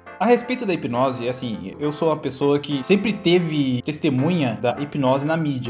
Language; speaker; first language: Portuguese; native; Portuguese